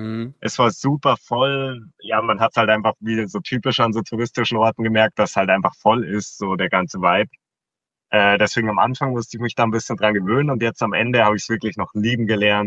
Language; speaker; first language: German; native; German